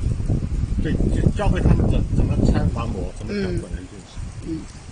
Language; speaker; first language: Chinese; native; Chinese